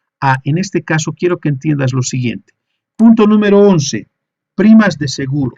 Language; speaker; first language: Spanish; native; Spanish